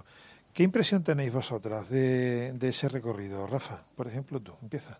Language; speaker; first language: Spanish; native; Spanish